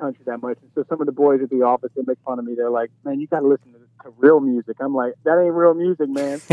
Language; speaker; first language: English; native; English